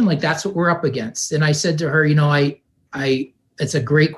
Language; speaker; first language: English; native; English